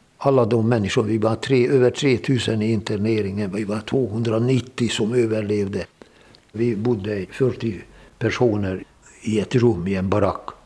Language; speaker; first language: Swedish; non-native, fluent; Hungarian